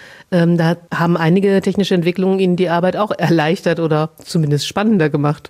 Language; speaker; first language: German; native; German